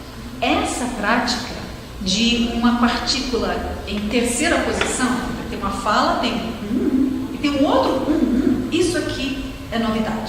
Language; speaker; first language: Portuguese; non-native, fluent; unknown